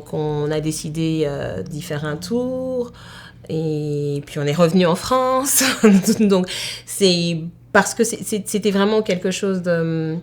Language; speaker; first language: French; native; French